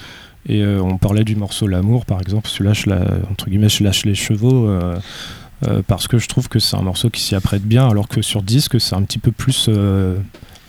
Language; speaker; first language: French; native; French